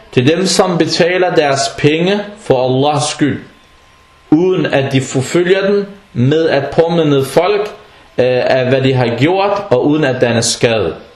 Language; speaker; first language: Danish; early bilingual, other home language; Arabic